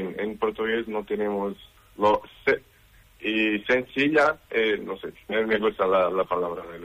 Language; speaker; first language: Spanish; non-native, learner; Portuguese